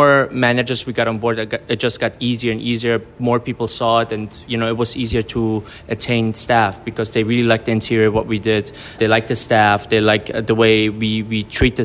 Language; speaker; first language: English; non-native, fluent; German